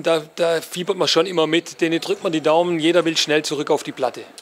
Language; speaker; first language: German; native; German